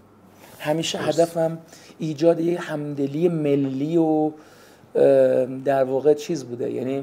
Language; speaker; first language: Persian; native; Persian